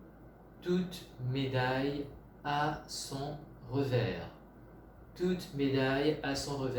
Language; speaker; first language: French; non-native, fluent; Vietnamese